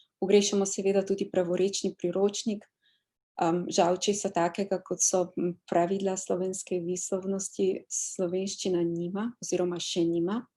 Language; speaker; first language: Slovenian; native; Slovenian